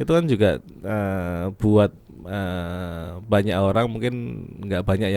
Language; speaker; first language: Indonesian; native; Indonesian